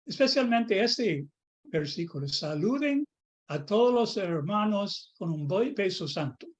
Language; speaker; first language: Spanish; non-native, fluent; English